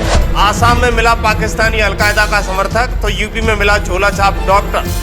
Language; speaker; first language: Hindi; native; Hindi